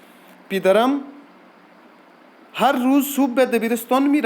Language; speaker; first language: Persian; non-native, fluent; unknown